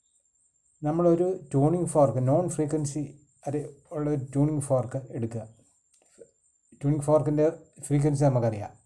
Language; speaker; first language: Malayalam; native; Malayalam